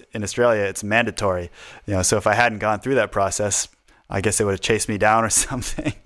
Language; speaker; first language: English; native; English